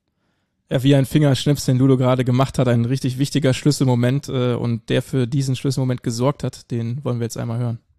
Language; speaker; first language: German; native; German